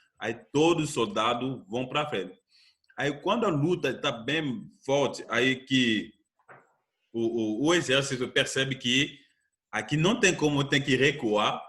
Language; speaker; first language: Portuguese; non-native, fluent; French